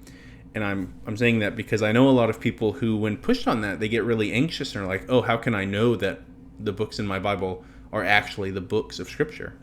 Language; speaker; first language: English; native; English